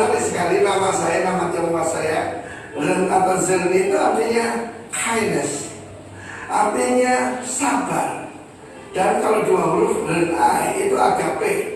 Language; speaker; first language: Indonesian; native; Indonesian